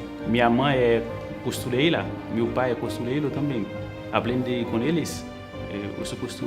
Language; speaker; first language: Portuguese; non-native, learner; Haitian Creole